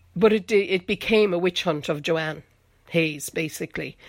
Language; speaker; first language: English; native; English